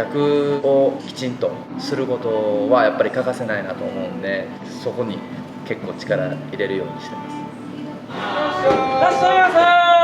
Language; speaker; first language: Japanese; native; Japanese